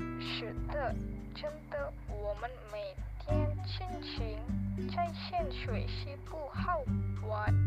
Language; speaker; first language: Chinese; non-native, learner; Indonesian